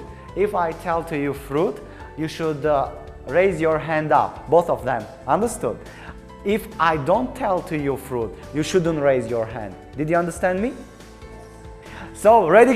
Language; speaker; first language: English; non-native, learner; Tajik